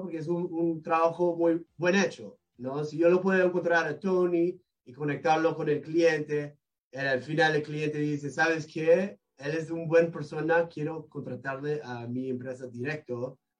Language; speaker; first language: Spanish; non-native, learner; English